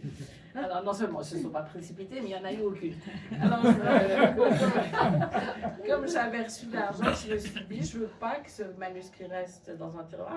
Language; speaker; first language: French; native; French